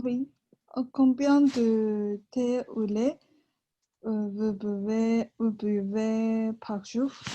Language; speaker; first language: French; non-native, learner; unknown